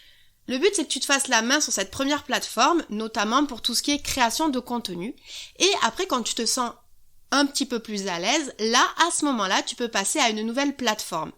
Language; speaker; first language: French; native; French